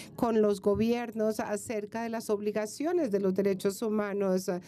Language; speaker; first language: Spanish; non-native, fluent; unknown